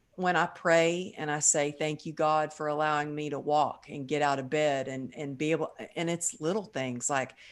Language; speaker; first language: English; native; English